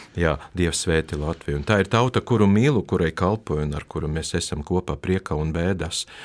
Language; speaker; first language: Latvian; non-native, local second language; Russian